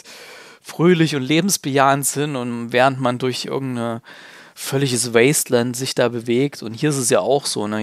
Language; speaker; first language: German; native; German